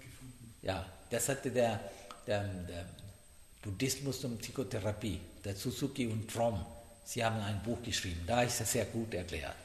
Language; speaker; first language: German; non-native, fluent; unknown